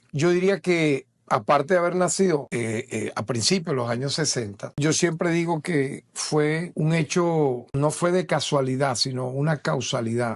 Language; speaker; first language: Spanish; native; Spanish